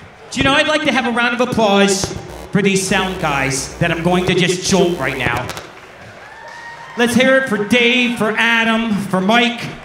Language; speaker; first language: English; native; English